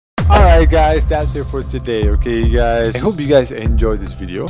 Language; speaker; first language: English; non-native, local second language; Malay